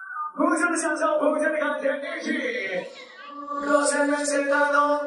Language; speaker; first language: Chinese; native; Chinese